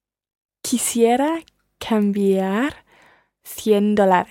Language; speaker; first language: Spanish; non-native, learner; English